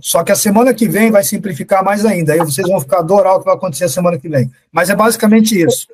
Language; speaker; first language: Portuguese; native; Portuguese